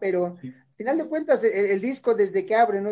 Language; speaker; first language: Spanish; native; Spanish